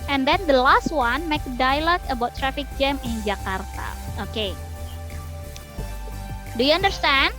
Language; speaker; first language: English; non-native, fluent; Indonesian